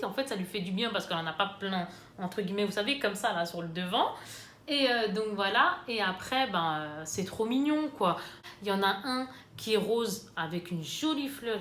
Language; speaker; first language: French; native; French